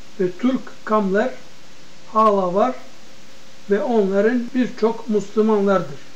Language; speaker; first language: Turkish; non-native, learner; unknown